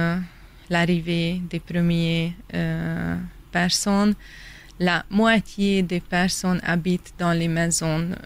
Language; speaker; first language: French; non-native, fluent; Hungarian